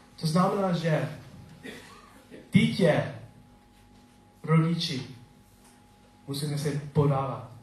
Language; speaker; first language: Czech; non-native, learner; English